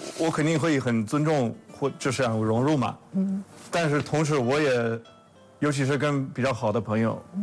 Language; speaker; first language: Chinese; non-native, fluent; English